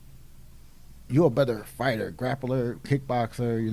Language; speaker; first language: English; native; English